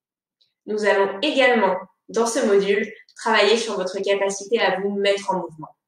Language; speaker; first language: French; native; French